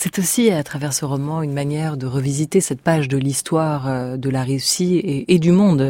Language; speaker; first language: French; native; French